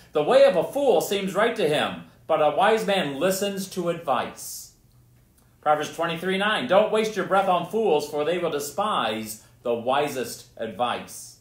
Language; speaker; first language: English; native; English